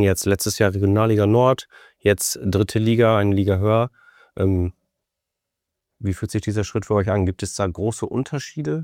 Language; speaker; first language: German; native; German